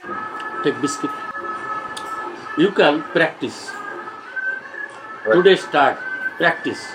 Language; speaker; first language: English; non-native, learner; Bangla